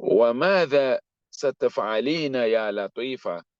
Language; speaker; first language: Arabic; non-native, fluent; English